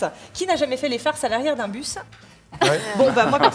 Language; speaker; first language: French; native; French